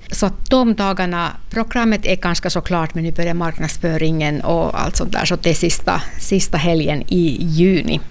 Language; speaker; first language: Swedish; non-native, local second language; Finnish